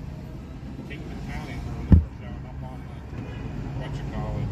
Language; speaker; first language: English; native; English